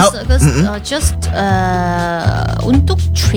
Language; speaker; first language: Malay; non-native, learner; Korean